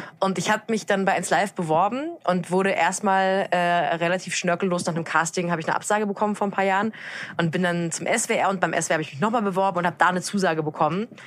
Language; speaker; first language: German; native; German